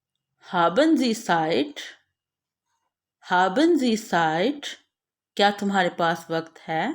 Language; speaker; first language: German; non-native, fluent; Urdu